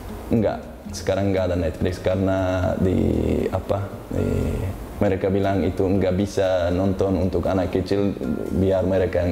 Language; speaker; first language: Indonesian; non-native, learner; Uzbek